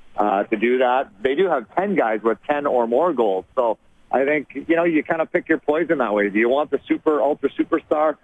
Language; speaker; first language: English; native; English